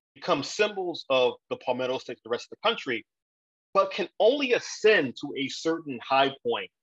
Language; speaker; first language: English; native; English